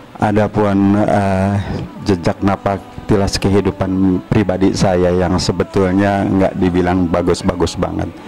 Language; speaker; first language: Indonesian; native; Indonesian